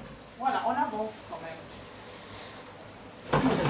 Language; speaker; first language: French; non-native, fluent; Portuguese